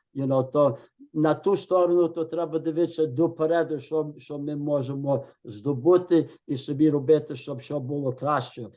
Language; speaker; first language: Ukrainian; early bilingual, heritage; Ukrainian